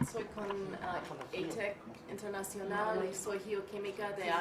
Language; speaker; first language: Spanish; non-native, learner; English